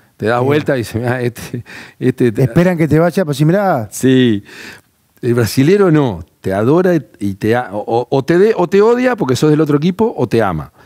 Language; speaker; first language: Spanish; native; Spanish